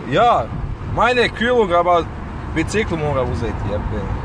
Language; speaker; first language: German; non-native, learner; Serbian